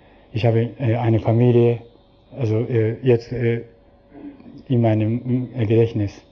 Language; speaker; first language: German; non-native, fluent; Japanese